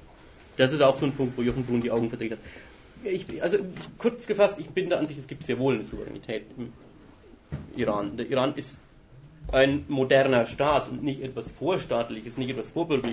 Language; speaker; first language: German; native; German